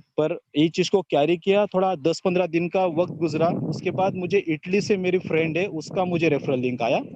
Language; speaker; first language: Hindi; non-native, local second language; Marathi